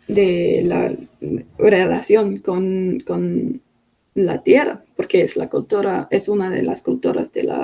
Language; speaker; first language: Spanish; non-native, fluent; English